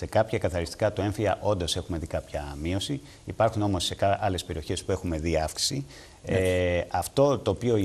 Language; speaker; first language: Greek; native; Greek